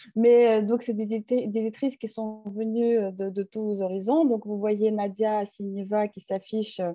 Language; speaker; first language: French; non-native, fluent; Russian